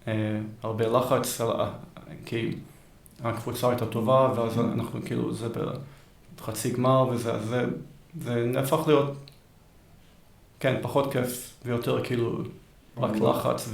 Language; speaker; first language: Hebrew; early bilingual, heritage; Hebrew